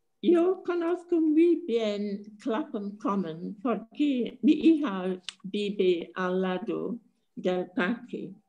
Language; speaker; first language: Spanish; non-native, fluent; English